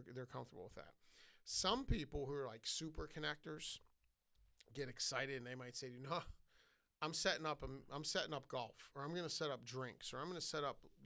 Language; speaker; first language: English; native; English